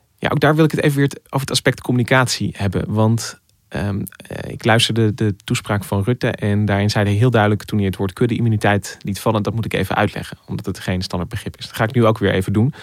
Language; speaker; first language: Dutch; native; Dutch